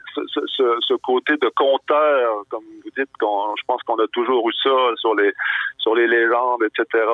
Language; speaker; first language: French; native; French